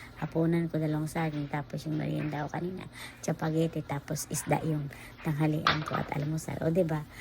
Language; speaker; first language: Filipino; native; Filipino